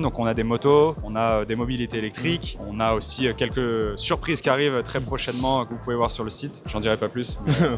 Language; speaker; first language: French; native; French